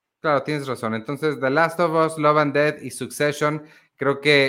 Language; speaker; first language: Spanish; native; Spanish